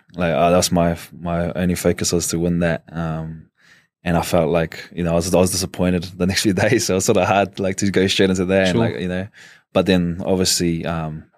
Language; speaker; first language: English; native; English